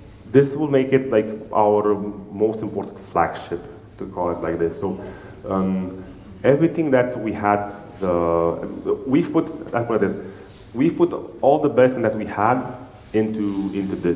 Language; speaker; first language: English; non-native, fluent; Romanian